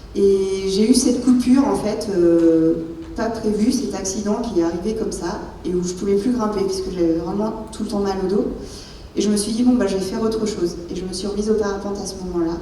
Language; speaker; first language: French; native; French